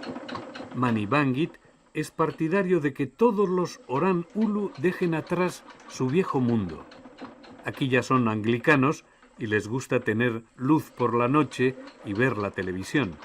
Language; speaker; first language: Spanish; native; Spanish